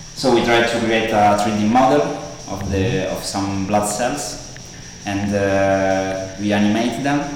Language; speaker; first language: English; non-native, fluent; Italian